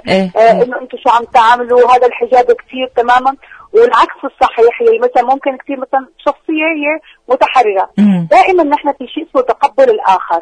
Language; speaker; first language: Arabic; native; Arabic